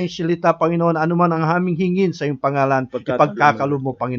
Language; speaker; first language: Filipino; native; Filipino